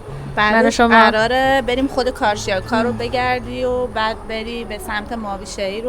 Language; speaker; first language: Persian; native; Persian